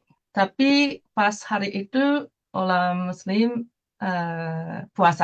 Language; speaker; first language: Indonesian; non-native, fluent; Japanese